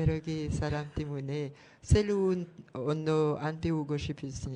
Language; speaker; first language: Korean; non-native, learner; French